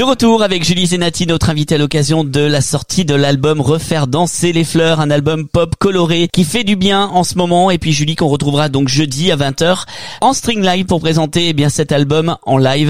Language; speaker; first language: French; native; French